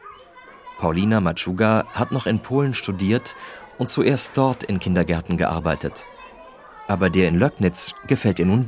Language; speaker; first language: German; native; German